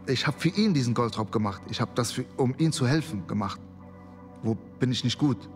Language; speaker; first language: German; early bilingual, other home language; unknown